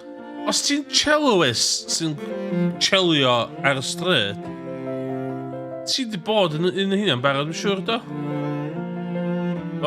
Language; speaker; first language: Welsh; native; Welsh